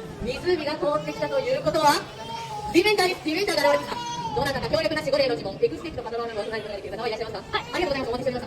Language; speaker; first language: Japanese; native; Japanese